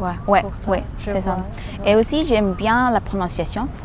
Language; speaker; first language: French; non-native, learner; Thai